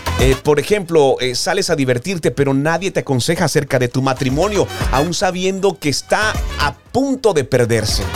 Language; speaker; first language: Spanish; native; Spanish